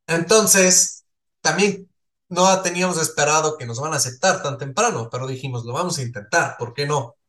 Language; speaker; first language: Spanish; non-native, fluent; Swiss German